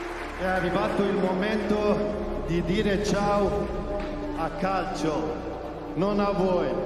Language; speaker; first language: Italian; non-native, fluent; Swedish